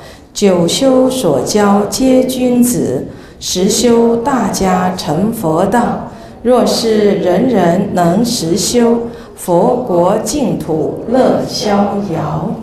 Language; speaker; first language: Chinese; native; Chinese